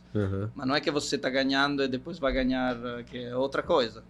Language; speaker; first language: Portuguese; non-native, fluent; Italian